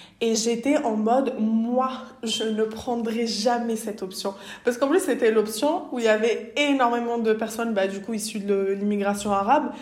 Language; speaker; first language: French; native; French